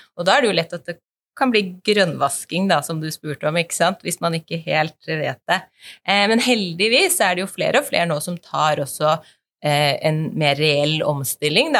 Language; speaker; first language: Norwegian; native; Norwegian